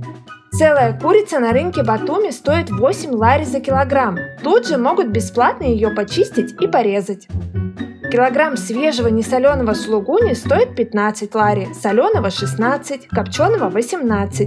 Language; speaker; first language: Russian; native; Russian